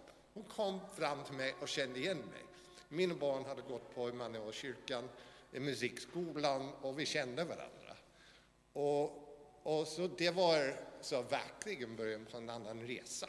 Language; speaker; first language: Swedish; non-native, fluent; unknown